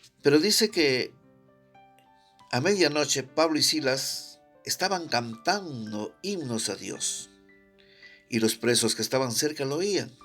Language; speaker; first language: Spanish; native; Spanish